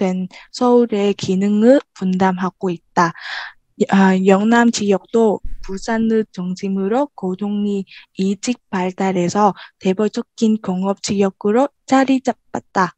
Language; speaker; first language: Korean; non-native, learner; Vietnamese